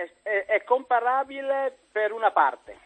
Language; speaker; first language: Spanish; non-native, learner; Italian